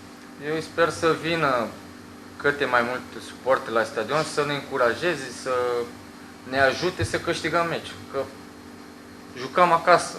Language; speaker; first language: Romanian; non-native, fluent; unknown